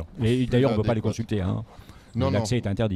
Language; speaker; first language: French; native; French